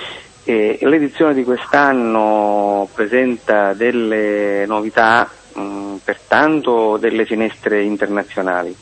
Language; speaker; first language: Italian; native; Italian